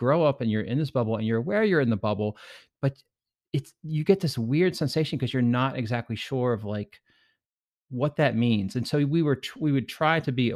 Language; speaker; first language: English; native; English